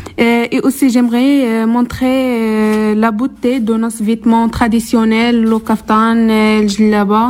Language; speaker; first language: French; non-native, learner; Arabic